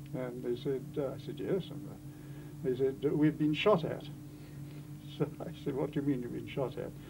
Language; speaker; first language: English; native; English